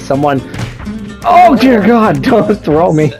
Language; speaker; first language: English; native; English